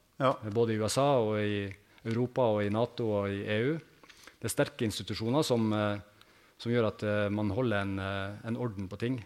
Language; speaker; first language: Norwegian; native; Norwegian